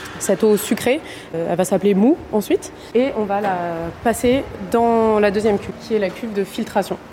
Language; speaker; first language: French; native; French